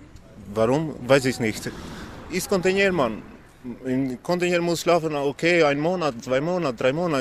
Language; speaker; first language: German; non-native, learner; Albanian